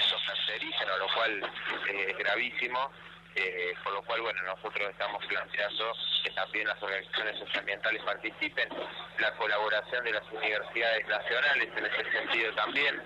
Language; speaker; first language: Spanish; native; Spanish